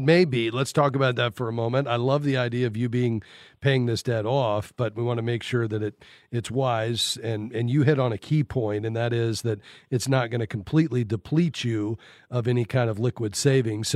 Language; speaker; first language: English; native; English